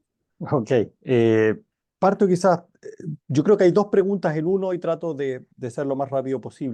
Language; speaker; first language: Spanish; native; Spanish